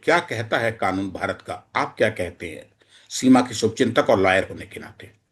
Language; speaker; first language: Hindi; native; Hindi